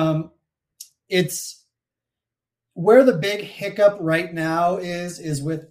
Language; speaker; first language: English; native; English